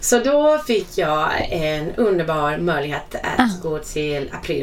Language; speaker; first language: Swedish; non-native, fluent; English